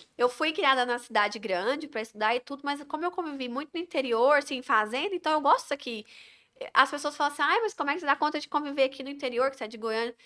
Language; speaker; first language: Portuguese; native; Portuguese